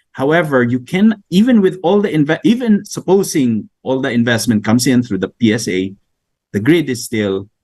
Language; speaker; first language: English; non-native, local second language; Filipino